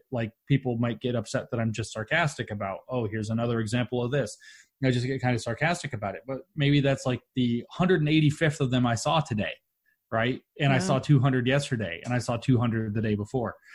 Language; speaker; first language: English; native; English